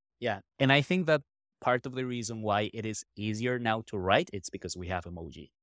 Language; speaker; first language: English; non-native, fluent; Spanish